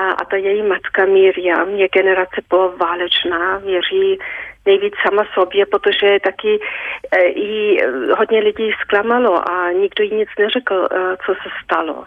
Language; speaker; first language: Czech; early bilingual, heritage; Czech